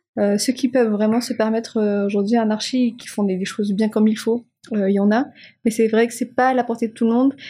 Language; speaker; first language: French; non-native, local second language; Malagasy